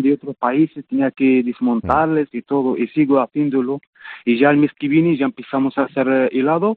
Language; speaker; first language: Spanish; non-native, fluent; Arabic